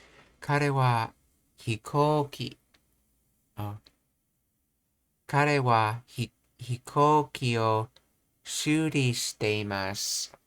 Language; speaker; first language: Japanese; non-native, learner; English